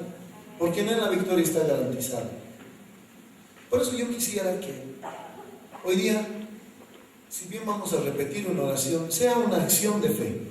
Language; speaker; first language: Spanish; native; Spanish